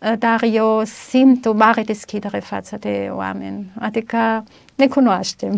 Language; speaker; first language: Romanian; non-native, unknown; German